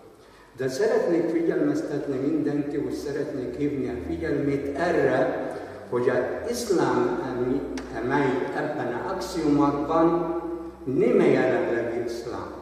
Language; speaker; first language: Hungarian; non-native, fluent; Arabic